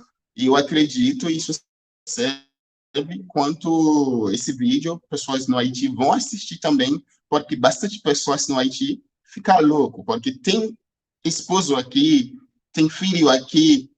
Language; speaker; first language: Portuguese; non-native, fluent; Haitian Creole